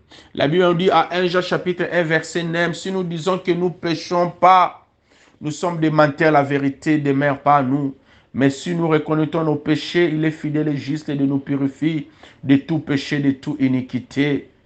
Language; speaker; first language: French; non-native, local second language; Lingala